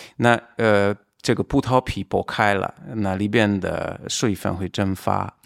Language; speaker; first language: Chinese; non-native, fluent; Hungarian